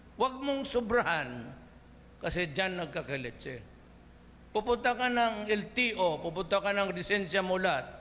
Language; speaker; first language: Filipino; non-native, local second language; Cebuano